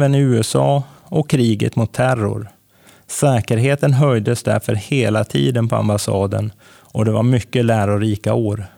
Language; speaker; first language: Swedish; native; Swedish